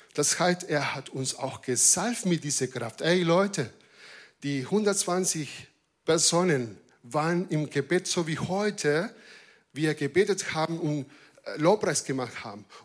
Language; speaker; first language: German; non-native, fluent; Spanish